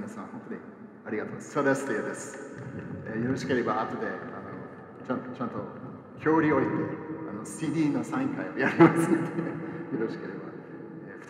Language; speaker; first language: Japanese; non-native, fluent; English